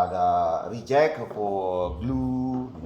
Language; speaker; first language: English; non-native, learner; Indonesian